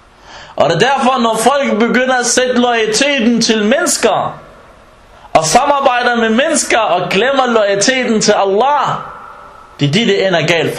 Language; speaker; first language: Danish; early bilingual, other home language; Arabic